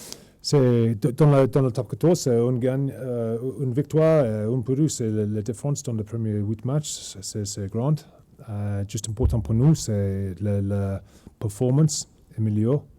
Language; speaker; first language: French; non-native, learner; English